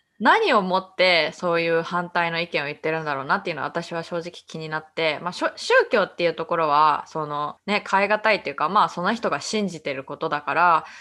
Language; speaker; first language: Japanese; early bilingual, heritage; Japanese